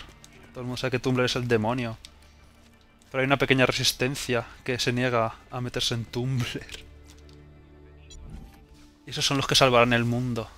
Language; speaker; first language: Spanish; native; Spanish